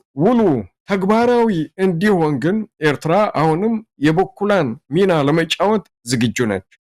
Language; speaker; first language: Amharic; non-native, local second language; Tigrinya